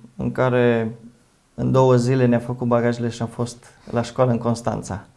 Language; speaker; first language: Romanian; native; Romanian